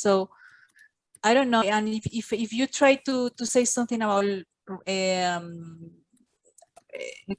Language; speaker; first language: English; non-native, fluent; Spanish